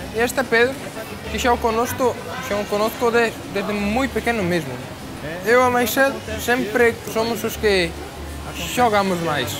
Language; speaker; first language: Galician; early bilingual, heritage; Galician